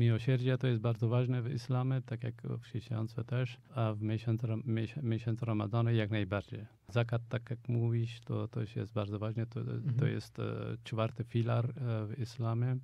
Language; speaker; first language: Polish; non-native, fluent; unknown